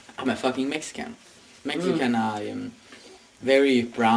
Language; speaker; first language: English; non-native, learner; Danish